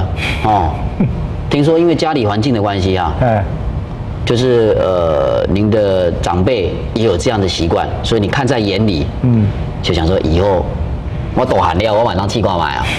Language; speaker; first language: Chinese; native; Chinese